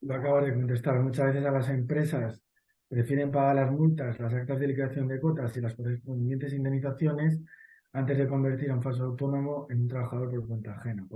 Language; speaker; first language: Spanish; native; Spanish